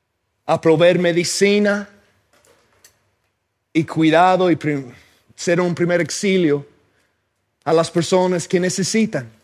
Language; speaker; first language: Spanish; non-native, fluent; English